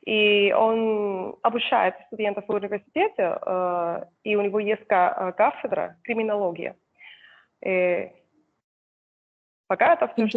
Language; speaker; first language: Russian; non-native, fluent; Spanish